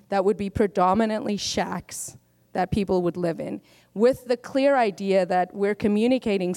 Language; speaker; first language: English; non-native, local second language; Afrikaans